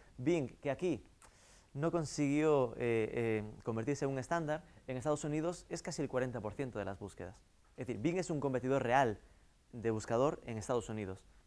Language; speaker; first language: Spanish; native; Spanish